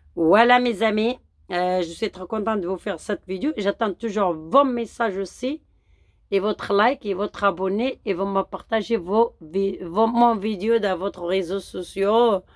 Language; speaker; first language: French; non-native, local second language; Arabic